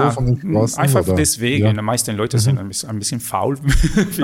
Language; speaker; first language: German; non-native, fluent; Italian